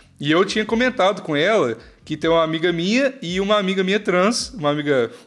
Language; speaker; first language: Portuguese; native; Portuguese